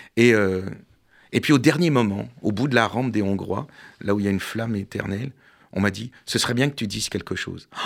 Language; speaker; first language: French; native; French